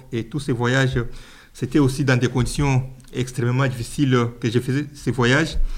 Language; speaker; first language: French; non-native, local second language; Luba-Lulua